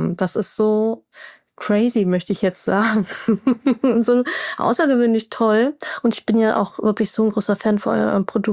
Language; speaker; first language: German; native; German